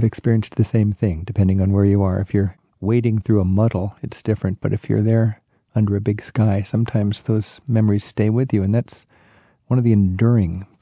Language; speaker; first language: English; native; English